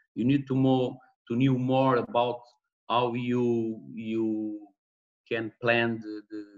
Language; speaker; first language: English; non-native, learner; Portuguese